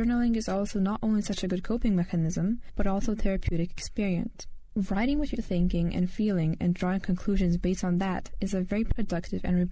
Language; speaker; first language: English; non-native, fluent; Lithuanian